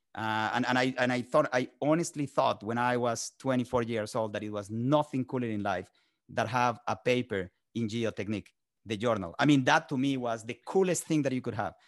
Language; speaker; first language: English; non-native, fluent; Spanish